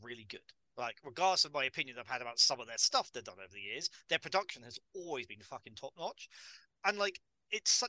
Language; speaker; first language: English; native; English